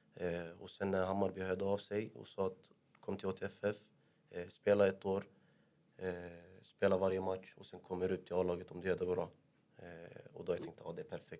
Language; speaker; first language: Swedish; early bilingual, other home language; Arabic